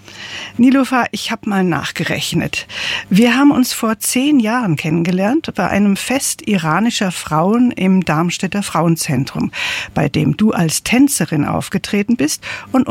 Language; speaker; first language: German; native; German